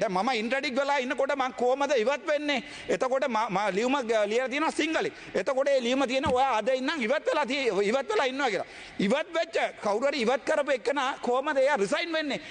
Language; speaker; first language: Sinhala; non-native, local second language; Tamil